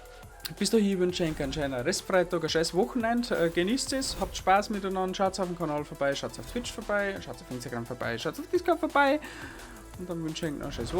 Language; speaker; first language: German; native; German